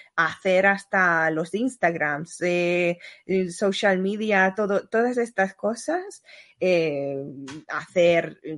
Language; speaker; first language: Spanish; non-native, fluent; Hungarian